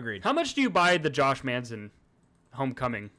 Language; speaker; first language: English; native; English